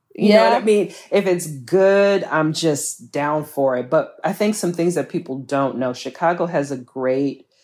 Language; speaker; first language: English; native; English